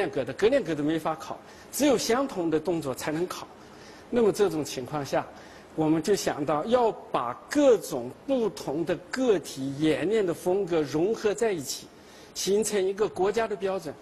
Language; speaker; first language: Chinese; native; Chinese